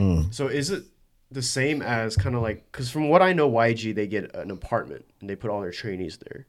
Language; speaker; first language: English; early bilingual, other home language; Korean